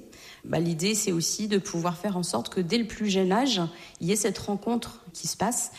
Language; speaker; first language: French; native; French